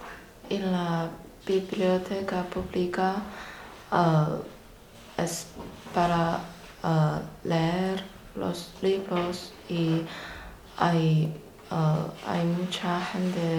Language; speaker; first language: Spanish; non-native, learner; Chinese